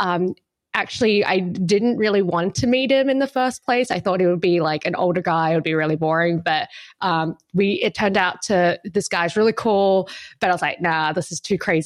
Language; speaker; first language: English; native; English